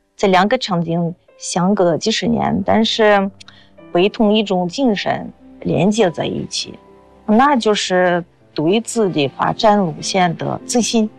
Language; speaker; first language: Chinese; non-native, fluent; Russian